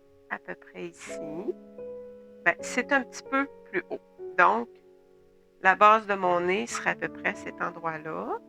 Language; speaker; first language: French; native; French